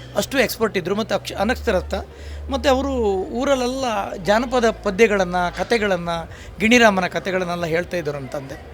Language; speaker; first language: Kannada; native; Kannada